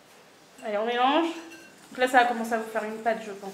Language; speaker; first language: French; native; French